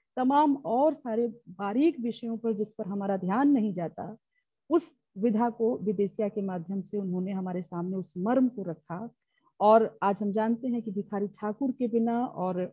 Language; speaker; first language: Hindi; native; Hindi